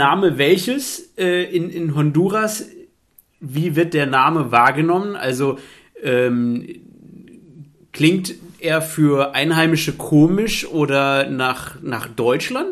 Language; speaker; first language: German; native; German